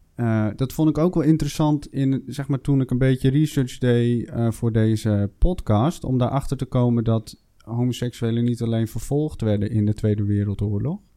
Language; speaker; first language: Dutch; native; Dutch